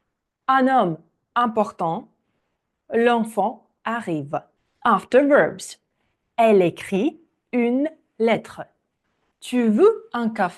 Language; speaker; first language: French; non-native, fluent; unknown